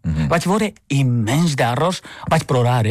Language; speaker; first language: Catalan; non-native, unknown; Chinese